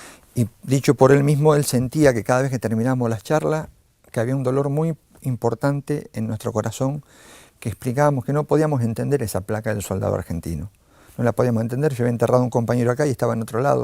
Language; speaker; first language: Spanish; native; Spanish